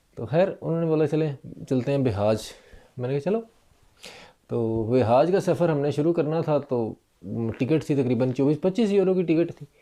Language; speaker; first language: Urdu; non-native, local second language; Punjabi